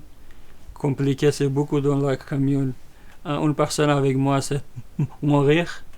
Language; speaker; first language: French; non-native, learner; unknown